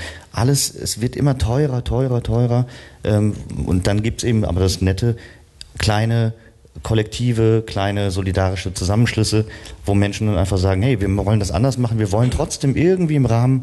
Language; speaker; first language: German; native; German